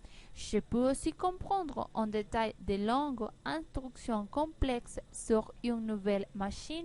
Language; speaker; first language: French; non-native, learner; Spanish